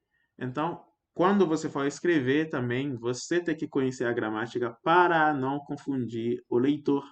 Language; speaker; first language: Portuguese; non-native, fluent; French